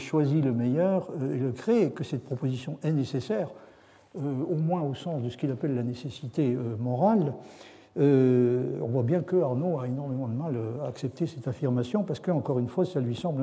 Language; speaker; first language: French; native; French